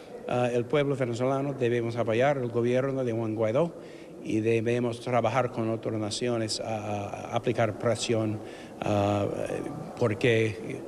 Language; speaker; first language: Spanish; non-native, fluent; English